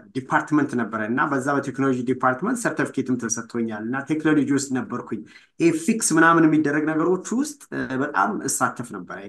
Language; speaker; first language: Amharic; native; Amharic